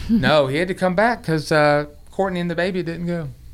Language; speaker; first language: English; native; English